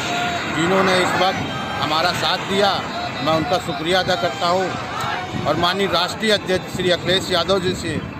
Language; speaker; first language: Hindi; native; Hindi